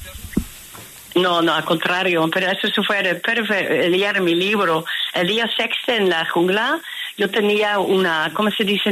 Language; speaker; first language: Spanish; non-native, fluent; Dutch